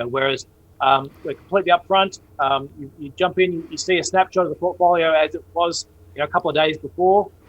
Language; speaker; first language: English; native; English